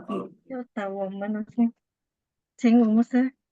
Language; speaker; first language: Chinese; non-native, learner; Indonesian